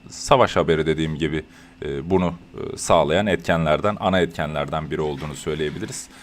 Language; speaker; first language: Turkish; native; Turkish